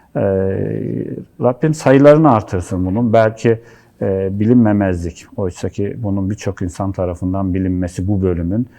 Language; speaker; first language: Turkish; native; Turkish